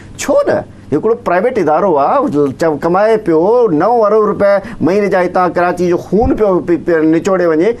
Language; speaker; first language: Sindhi; non-native, local second language; Urdu